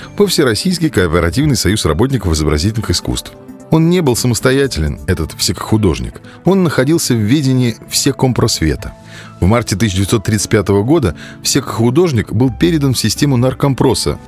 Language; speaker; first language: Russian; native; Russian